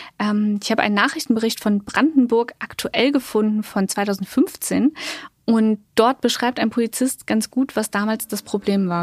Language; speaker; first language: German; native; German